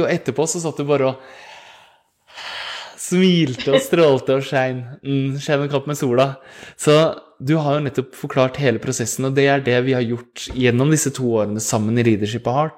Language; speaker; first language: Norwegian; native; Norwegian